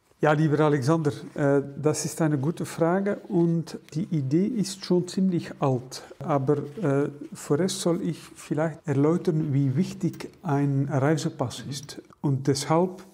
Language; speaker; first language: German; non-native, local second language; Dutch